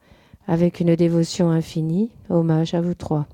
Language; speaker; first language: French; native; French